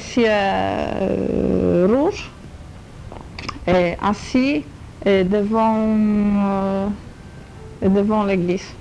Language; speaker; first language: French; non-native, learner; Polish